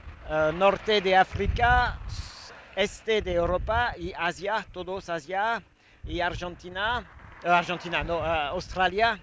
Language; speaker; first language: Spanish; non-native, learner; French